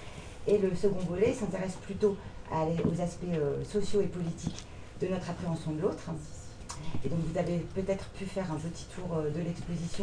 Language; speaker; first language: French; native; French